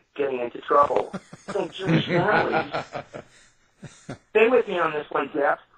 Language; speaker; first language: English; native; English